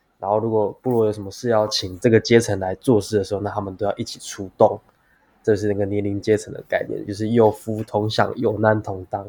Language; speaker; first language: Chinese; native; Chinese